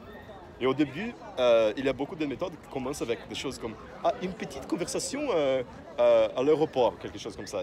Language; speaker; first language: French; non-native, fluent; Portuguese